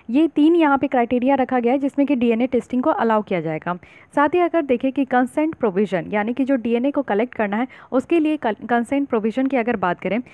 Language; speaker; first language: Hindi; native; Hindi